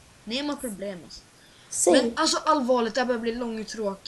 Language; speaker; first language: Swedish; native; Swedish